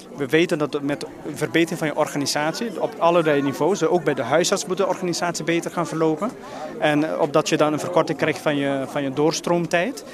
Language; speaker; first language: Dutch; non-native, local second language; Papiamento